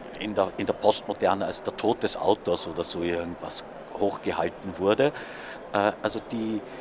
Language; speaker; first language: German; native; German